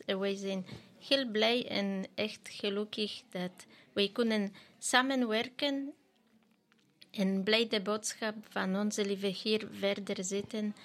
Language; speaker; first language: Dutch; non-native, fluent; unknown